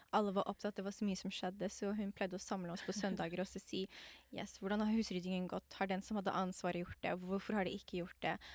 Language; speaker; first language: Norwegian; non-native, fluent; Somali